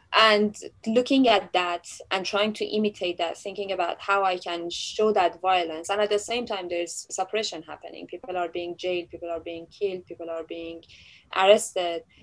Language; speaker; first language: English; non-native, fluent; Persian